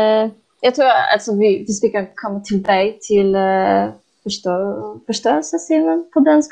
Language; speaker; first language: Danish; non-native, fluent; Polish